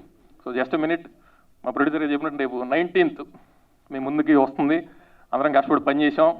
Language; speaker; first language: Telugu; native; Telugu